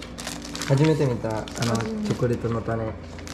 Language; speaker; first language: Japanese; non-native, fluent; Spanish